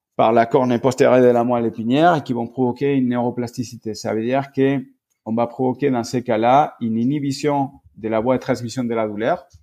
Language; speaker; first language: French; non-native, fluent; Spanish